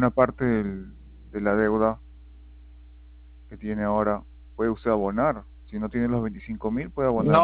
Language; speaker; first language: Spanish; native; Spanish